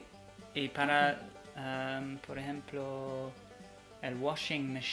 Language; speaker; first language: Spanish; non-native, fluent; English